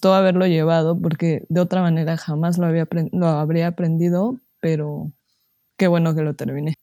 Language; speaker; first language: Spanish; native; Spanish